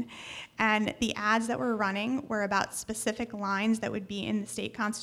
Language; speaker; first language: English; native; English